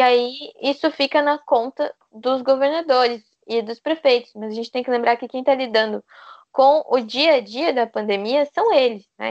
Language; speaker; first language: Portuguese; native; Portuguese